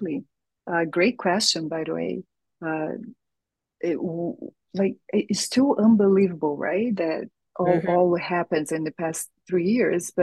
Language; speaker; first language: English; non-native, fluent; Portuguese